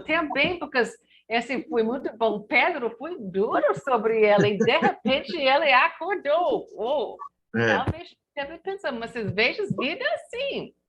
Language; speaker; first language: Portuguese; non-native, learner; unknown